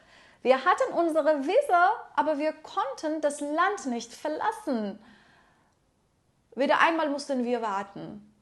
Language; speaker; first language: German; non-native, fluent; Persian